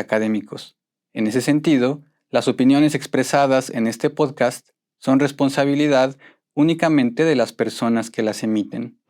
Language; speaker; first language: Spanish; native; Spanish